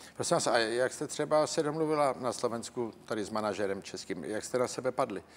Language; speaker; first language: Czech; native; Czech